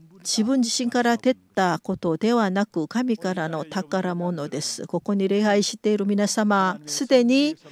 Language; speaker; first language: Japanese; non-native, fluent; Korean